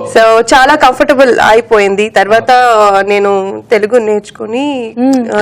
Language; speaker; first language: Telugu; non-native, learner; Kannada